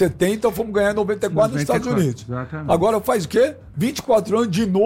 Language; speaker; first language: Portuguese; native; Portuguese